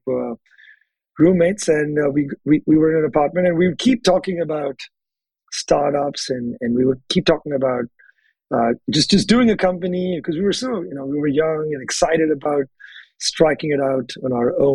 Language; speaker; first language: English; non-native, local second language; Telugu